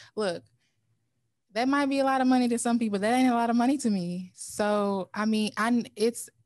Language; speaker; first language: English; native; English